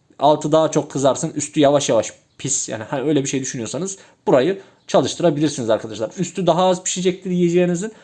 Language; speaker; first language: Turkish; native; Turkish